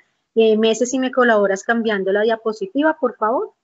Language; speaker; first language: Spanish; native; Spanish